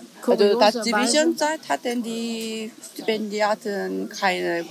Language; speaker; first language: German; non-native, learner; Korean